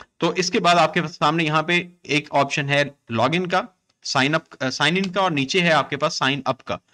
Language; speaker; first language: Urdu; non-native, local second language; Punjabi